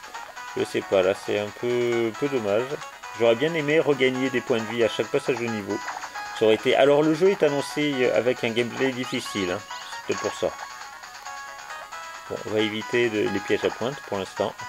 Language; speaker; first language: French; native; French